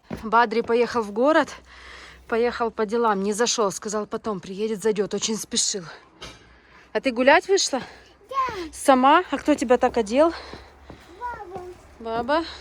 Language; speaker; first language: Russian; native; Russian